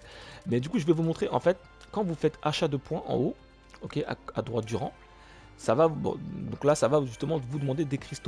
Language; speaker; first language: French; native; French